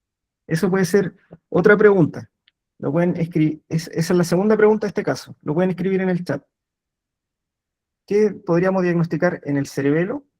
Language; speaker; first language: Spanish; native; Spanish